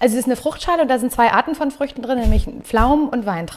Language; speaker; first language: German; native; German